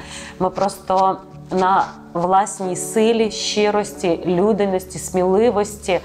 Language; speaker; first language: Ukrainian; native; Ukrainian